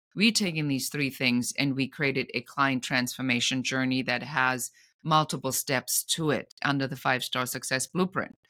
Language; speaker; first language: English; non-native, fluent; German